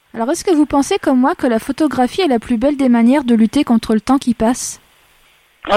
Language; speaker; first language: French; native; French